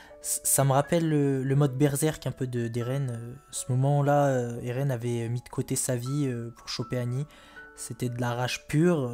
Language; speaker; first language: French; native; French